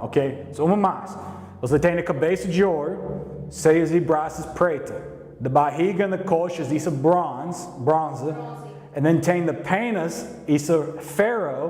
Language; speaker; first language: Portuguese; non-native, learner; English